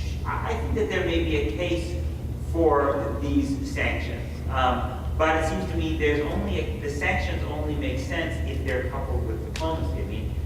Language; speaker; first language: English; native; English